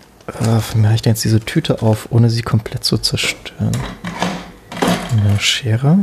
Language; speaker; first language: German; native; German